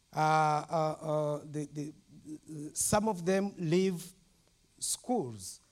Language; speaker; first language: English; non-native, local second language; Kinyarwanda